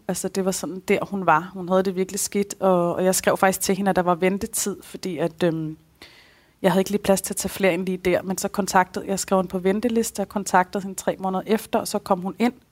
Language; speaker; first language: Danish; early bilingual, other home language; Persian